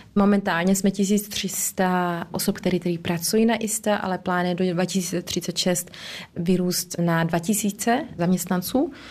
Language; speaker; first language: Czech; early bilingual, heritage; Czech